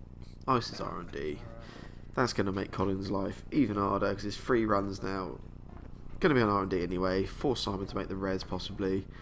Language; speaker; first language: English; native; English